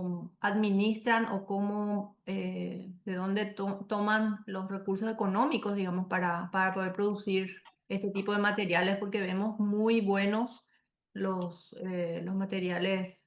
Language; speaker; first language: Spanish; native; Spanish